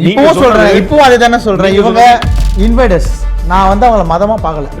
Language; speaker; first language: Tamil; native; Tamil